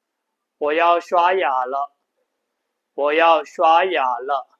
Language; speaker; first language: Chinese; non-native, fluent; Burmese